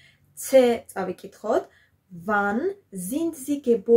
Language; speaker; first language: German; non-native, fluent; Georgian